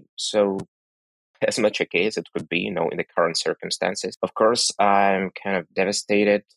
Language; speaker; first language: English; non-native, fluent; Russian